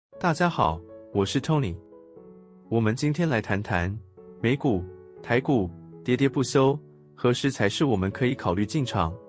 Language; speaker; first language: Chinese; native; Chinese